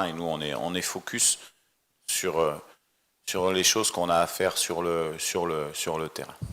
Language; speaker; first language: French; native; French